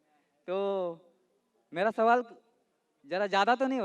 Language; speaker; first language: Hindi; non-native, local second language; Marathi